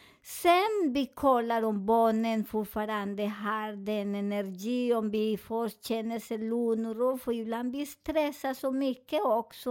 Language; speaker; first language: Swedish; non-native, learner; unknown